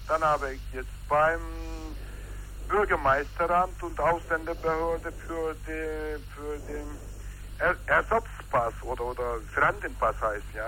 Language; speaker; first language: German; non-native, learner; Turkish